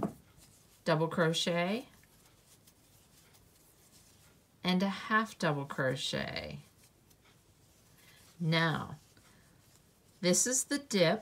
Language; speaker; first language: English; native; English